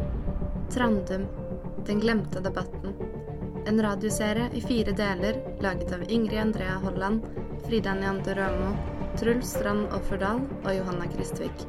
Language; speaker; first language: Norwegian; native; Norwegian